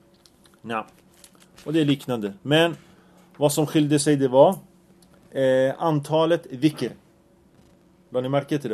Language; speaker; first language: Swedish; early bilingual, other home language; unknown